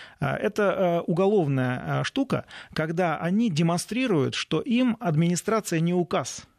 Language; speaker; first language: Russian; native; Russian